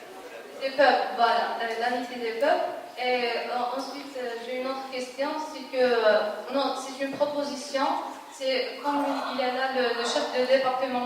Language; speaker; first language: French; non-native, local second language; Arabic